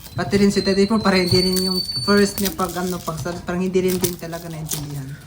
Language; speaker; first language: Filipino; non-native, local second language; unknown